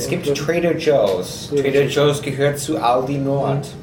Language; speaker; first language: German; non-native, fluent; English